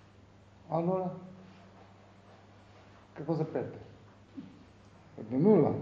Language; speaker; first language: Italian; non-native, learner; Tibetan